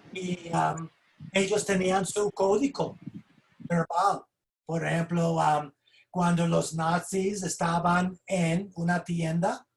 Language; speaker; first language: Spanish; non-native, fluent; English